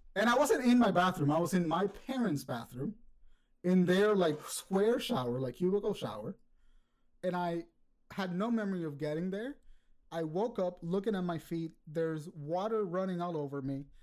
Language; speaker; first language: English; early bilingual, other home language; Spanish